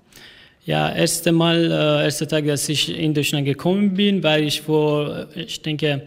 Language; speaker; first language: German; non-native, learner; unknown